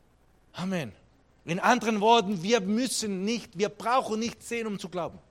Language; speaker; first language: German; non-native, fluent; Spanish